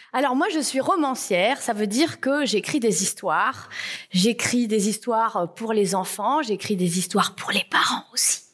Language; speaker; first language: French; native; French